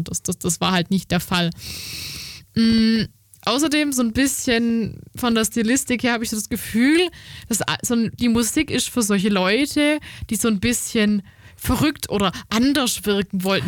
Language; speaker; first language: German; native; German